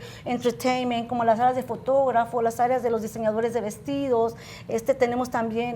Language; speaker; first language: Spanish; native; Spanish